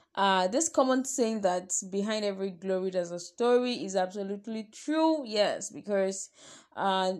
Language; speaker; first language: English; non-native, local second language; Yoruba